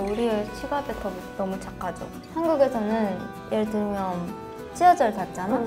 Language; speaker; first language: Korean; non-native, fluent; Japanese